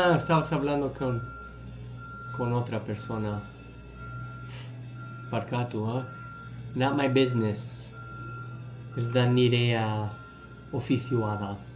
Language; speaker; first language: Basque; non-native, learner; English